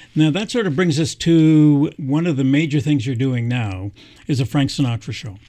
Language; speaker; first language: English; native; English